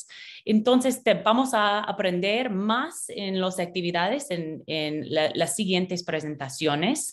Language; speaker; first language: Spanish; non-native, fluent; English